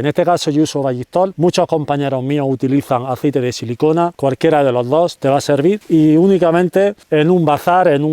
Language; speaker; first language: Spanish; native; Spanish